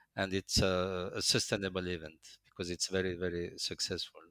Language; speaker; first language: English; non-native, fluent; Arabic